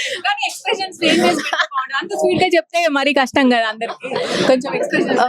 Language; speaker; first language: Telugu; native; Telugu